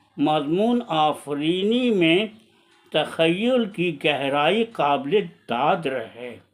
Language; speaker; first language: Urdu; native; Urdu